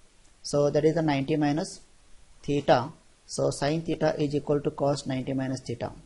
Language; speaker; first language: English; non-native, local second language; Marathi